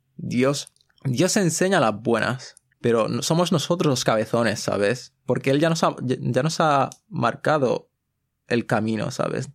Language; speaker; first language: Spanish; early bilingual, other home language; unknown